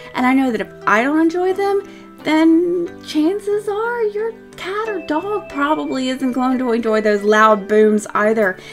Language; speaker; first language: English; native; English